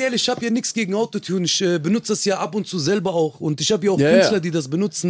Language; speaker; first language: German; early bilingual, other home language; Kurdish